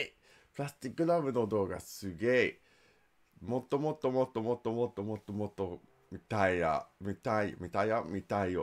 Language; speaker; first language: Japanese; non-native, learner; English